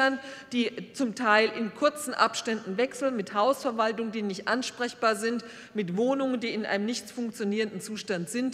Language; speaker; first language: German; native; German